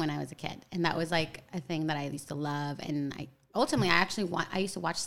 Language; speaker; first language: English; native; English